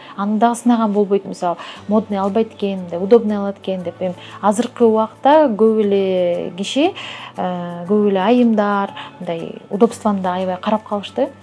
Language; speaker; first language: Kyrgyz; native; Kyrgyz